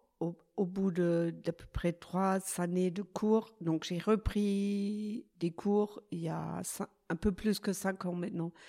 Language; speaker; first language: French; non-native, fluent; German